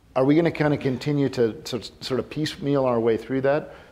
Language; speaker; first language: English; native; English